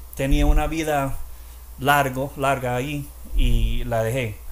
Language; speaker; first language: Spanish; non-native, fluent; English